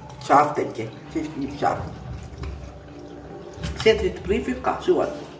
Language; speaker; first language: German; non-native, local second language; Tamil